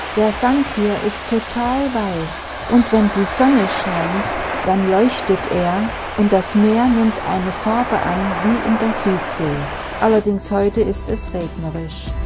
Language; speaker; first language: German; native; German